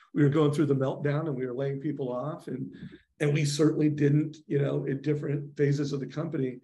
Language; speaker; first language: English; native; English